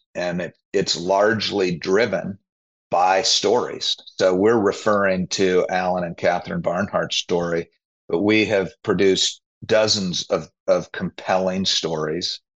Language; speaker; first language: English; native; English